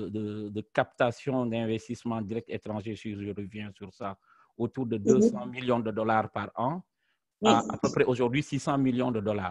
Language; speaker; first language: French; non-native, local second language; Wolof